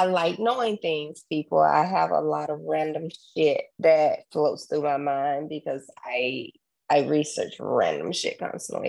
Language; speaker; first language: English; native; English